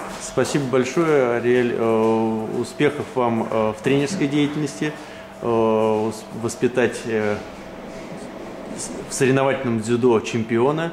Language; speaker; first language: Russian; native; Russian